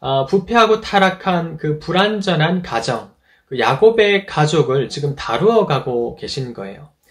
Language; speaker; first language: Korean; native; Korean